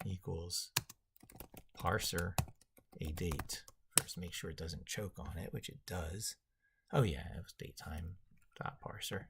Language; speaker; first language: English; native; English